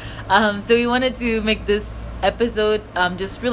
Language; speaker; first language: English; non-native, fluent; Portuguese